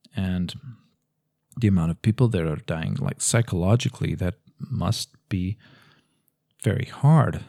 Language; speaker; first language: English; non-native, fluent; Portuguese